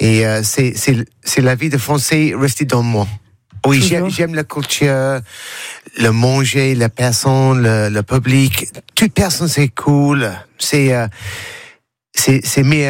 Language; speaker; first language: French; non-native, learner; English